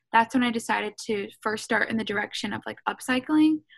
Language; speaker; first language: English; native; English